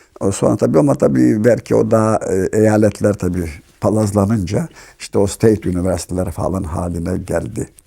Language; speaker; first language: Turkish; native; Turkish